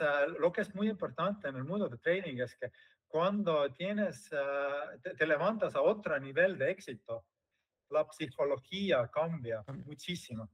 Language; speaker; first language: Spanish; non-native, fluent; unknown